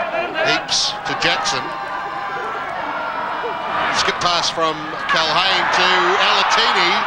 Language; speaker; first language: English; native; English